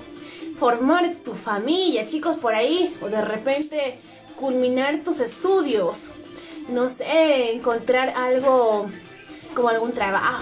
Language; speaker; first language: Spanish; native; Spanish